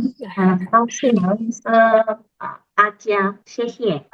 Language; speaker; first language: Chinese; non-native, learner; Indonesian